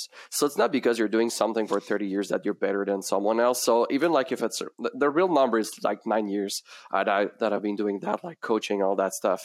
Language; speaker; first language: English; non-native, fluent; French